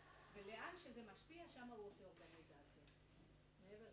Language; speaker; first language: Hebrew; native; Hebrew